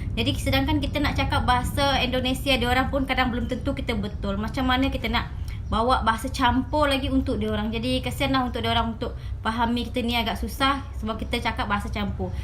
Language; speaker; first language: Malay; early bilingual, other home language; Indonesian